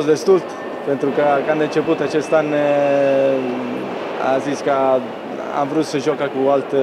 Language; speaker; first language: Romanian; non-native, fluent; Italian